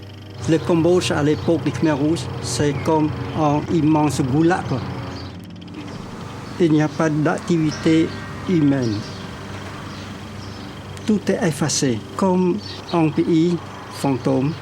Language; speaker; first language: French; non-native, fluent; Khmer